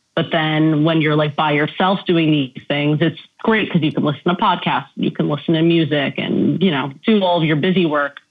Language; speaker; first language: English; native; English